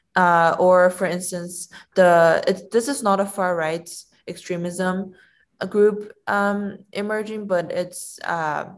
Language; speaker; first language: English; non-native, fluent; Chinese